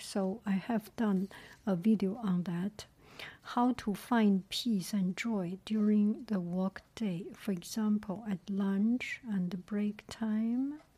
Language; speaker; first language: English; non-native, fluent; Chinese